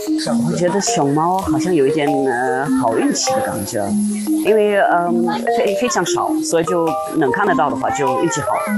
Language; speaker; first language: Chinese; non-native, fluent; German